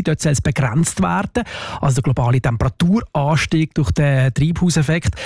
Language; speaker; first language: German; native; German